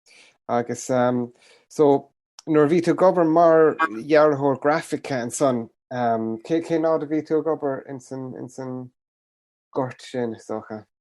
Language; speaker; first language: Irish; native; Irish